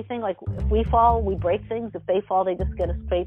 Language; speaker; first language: English; native; English